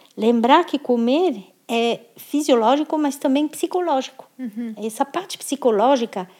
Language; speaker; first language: Portuguese; non-native, fluent; French